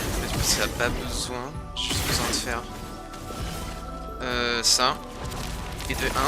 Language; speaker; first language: French; native; French